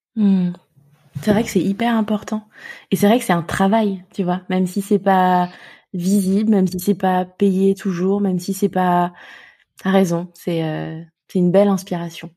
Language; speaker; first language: French; native; French